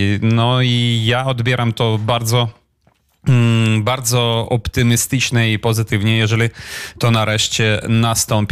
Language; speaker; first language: Polish; non-native, fluent; Ukrainian